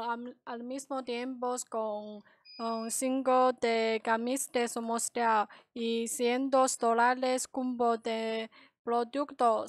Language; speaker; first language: Spanish; non-native, learner; Chinese